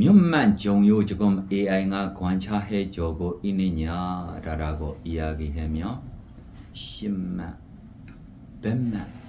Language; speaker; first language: Korean; non-native, fluent; Burmese